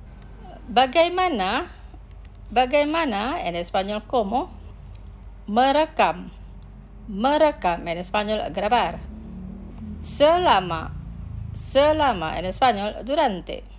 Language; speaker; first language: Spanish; non-native, fluent; Indonesian